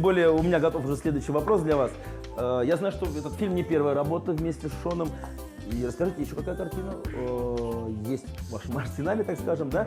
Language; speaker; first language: Russian; native; Russian